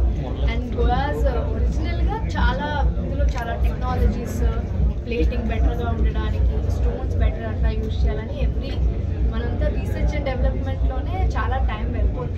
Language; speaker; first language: Telugu; native; Telugu